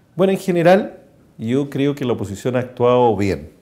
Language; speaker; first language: Spanish; native; Spanish